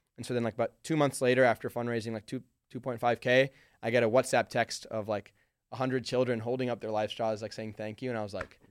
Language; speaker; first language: English; early bilingual, other home language; Hindi